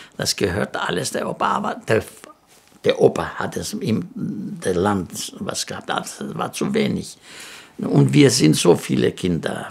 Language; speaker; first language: German; non-native, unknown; Greek